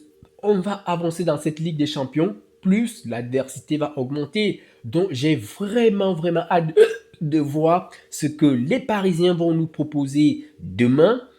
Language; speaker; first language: French; native; French